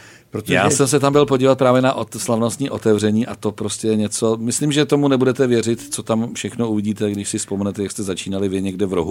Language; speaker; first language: Czech; native; Czech